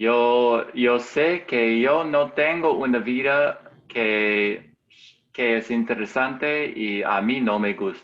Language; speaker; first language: Spanish; non-native, learner; English